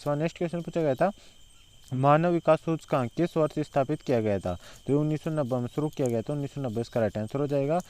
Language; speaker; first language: Hindi; native; Hindi